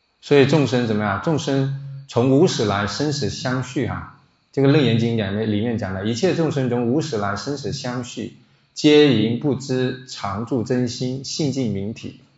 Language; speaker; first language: Chinese; non-native, local second language; Min Nan Chinese